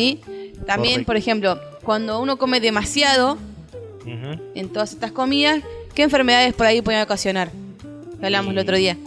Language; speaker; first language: Spanish; native; Spanish